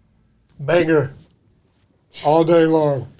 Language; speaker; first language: English; native; English